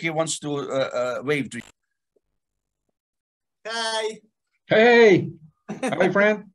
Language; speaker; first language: English; non-native, fluent; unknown